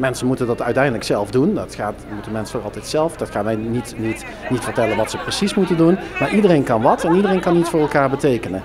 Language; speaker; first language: Dutch; native; Dutch